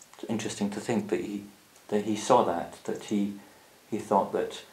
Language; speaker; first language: English; native; English